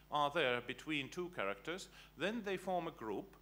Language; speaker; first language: English; non-native, fluent; Estonian